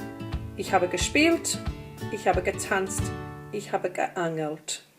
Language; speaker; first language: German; non-native, learner; Welsh